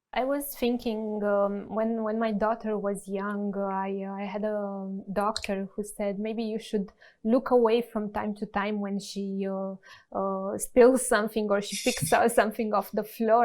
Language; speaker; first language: English; non-native, fluent; Romanian